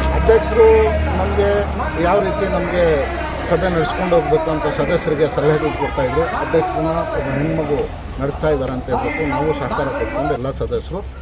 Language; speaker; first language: Kannada; non-native, local second language; Urdu